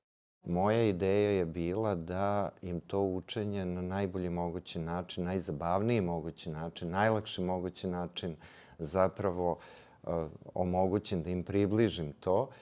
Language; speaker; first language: Serbian; native; Serbian